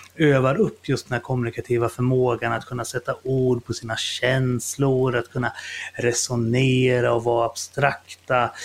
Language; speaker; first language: Swedish; native; Swedish